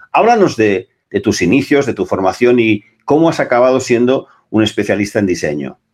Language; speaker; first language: Spanish; non-native, local second language; Catalan